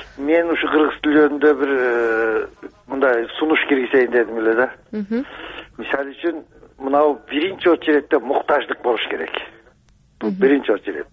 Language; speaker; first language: Kyrgyz; native; Kyrgyz